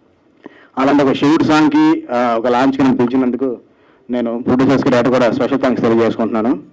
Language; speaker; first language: Telugu; native; Telugu